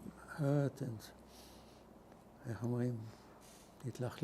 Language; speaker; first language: Hebrew; non-native, fluent; Dutch